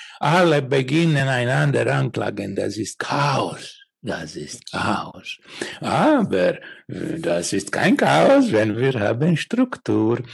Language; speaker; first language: German; non-native, learner; Finnish